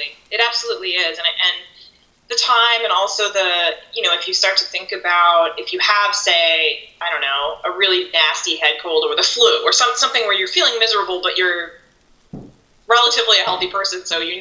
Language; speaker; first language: English; native; English